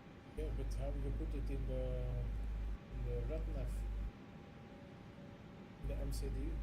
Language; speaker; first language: English; non-native, learner; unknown